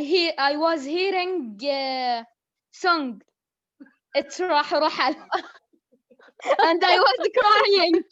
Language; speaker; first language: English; non-native, learner; Arabic